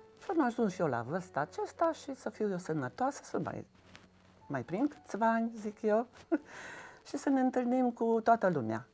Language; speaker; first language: Romanian; non-native, local second language; Hungarian